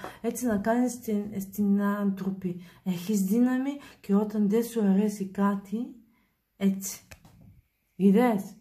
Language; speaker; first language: Greek; non-native, learner; Bulgarian